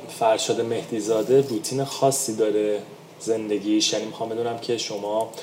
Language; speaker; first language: Persian; native; Persian